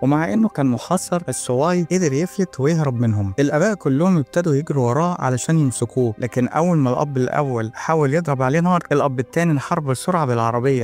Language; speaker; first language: Arabic; native; Arabic